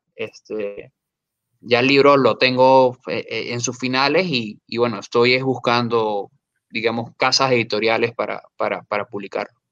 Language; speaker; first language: Spanish; native; Spanish